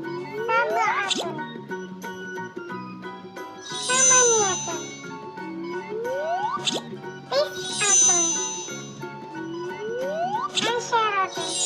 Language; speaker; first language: Arabic; non-native, learner; Indonesian